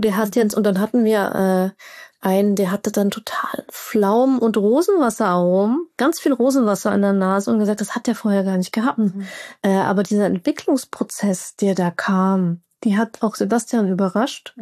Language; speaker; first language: German; native; German